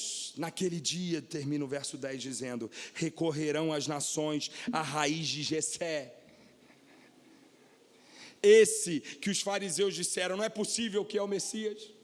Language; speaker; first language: Portuguese; native; Portuguese